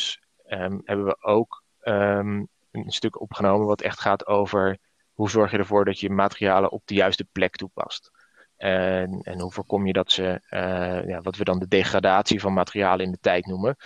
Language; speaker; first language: Dutch; native; Dutch